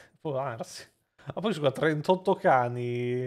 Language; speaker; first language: Italian; native; Italian